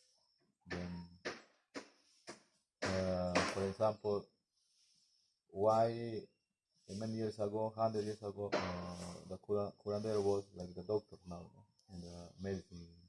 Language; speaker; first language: English; non-native, learner; Spanish